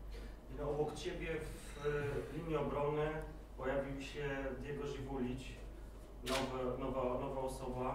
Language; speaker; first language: Polish; native; Polish